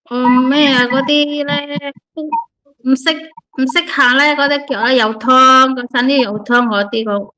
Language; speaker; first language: Cantonese; non-native, learner; Indonesian